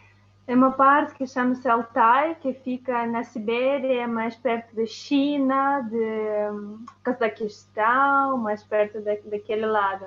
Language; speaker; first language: Portuguese; non-native, fluent; Russian